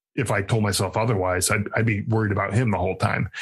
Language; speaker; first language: English; native; English